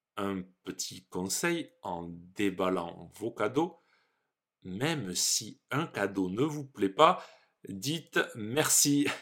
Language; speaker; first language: French; native; French